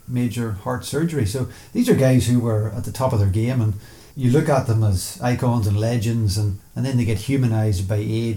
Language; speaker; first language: English; native; English